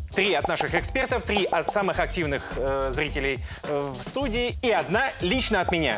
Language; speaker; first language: Russian; native; Russian